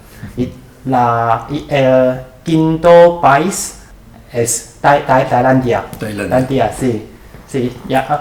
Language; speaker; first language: Spanish; non-native, learner; Chinese